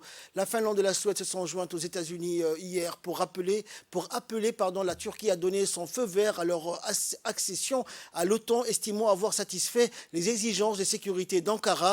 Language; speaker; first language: French; native; French